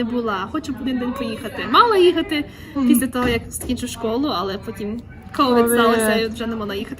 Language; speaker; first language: Ukrainian; early bilingual, other home language; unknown